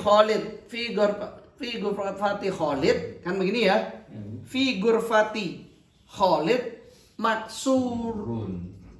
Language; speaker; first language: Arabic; non-native, fluent; Indonesian